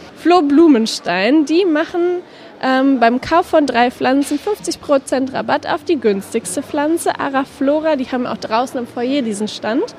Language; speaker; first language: German; native; German